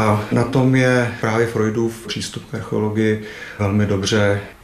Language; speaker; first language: Czech; native; Czech